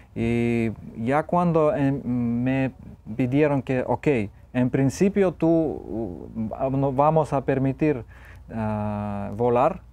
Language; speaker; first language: Spanish; non-native, fluent; Lithuanian